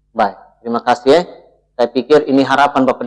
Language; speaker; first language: Indonesian; native; Indonesian